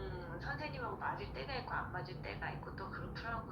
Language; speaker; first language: Korean; native; Korean